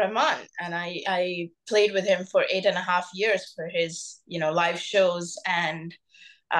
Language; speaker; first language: English; non-native, local second language; Bangla